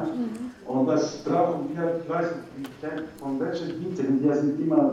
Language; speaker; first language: German; non-native, learner; Turkish